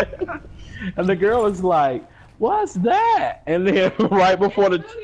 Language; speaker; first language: English; native; English